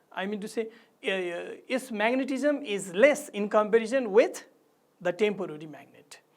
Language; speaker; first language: English; non-native, local second language; Nepali